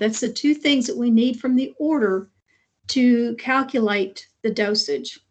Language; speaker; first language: English; native; English